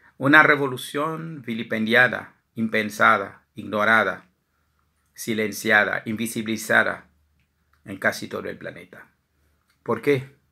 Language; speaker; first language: Spanish; non-native, fluent; Haitian Creole